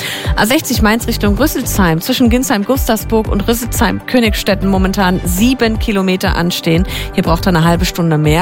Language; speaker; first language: German; native; German